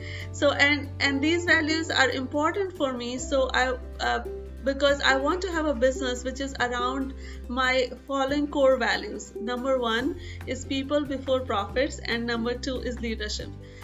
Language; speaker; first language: English; non-native, local second language; Hindi